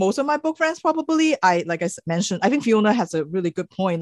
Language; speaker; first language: English; non-native, local second language; Cantonese